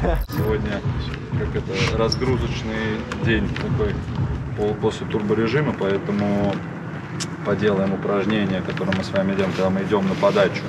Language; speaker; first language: Russian; native; Russian